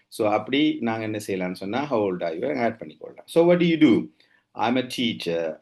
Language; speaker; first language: English; non-native, local second language; Tamil